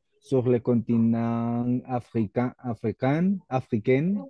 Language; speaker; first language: French; non-native, learner; Spanish